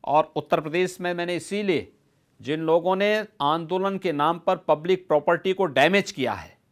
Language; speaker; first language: Hindi; native; Hindi